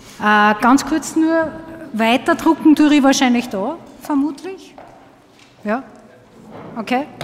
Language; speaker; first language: German; native; German